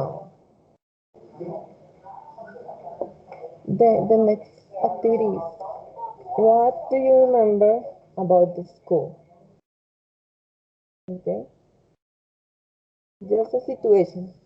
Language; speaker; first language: English; non-native, fluent; Spanish